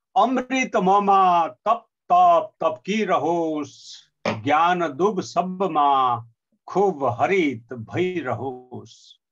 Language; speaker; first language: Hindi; non-native, local second language; Nepali